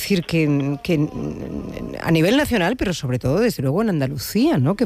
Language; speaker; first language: Spanish; native; Spanish